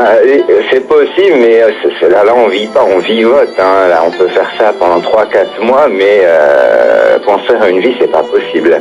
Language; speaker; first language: French; native; French